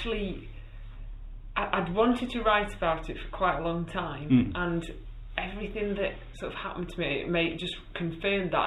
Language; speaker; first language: English; native; English